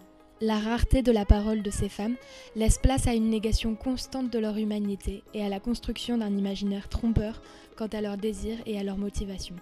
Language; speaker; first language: French; native; French